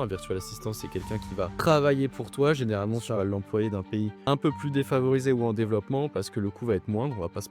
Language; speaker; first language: French; native; French